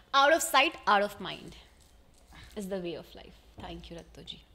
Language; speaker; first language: Hindi; native; Hindi